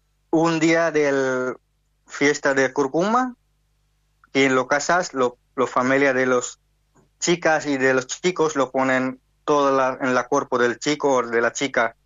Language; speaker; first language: Spanish; non-native, learner; Hindi